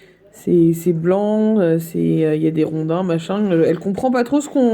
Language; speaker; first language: French; native; French